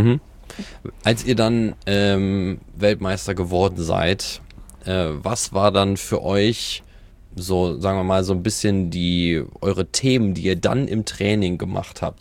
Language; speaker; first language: German; native; German